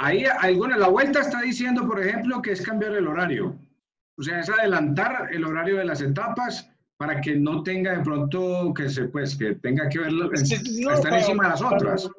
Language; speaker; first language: Spanish; native; Spanish